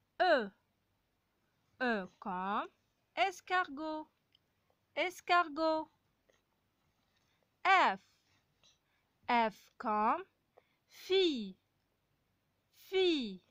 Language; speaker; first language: French; non-native, local second language; Arabic